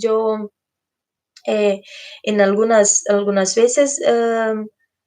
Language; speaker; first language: Spanish; non-native, fluent; Portuguese